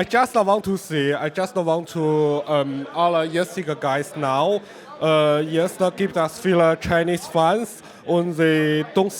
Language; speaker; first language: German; non-native, learner; Chinese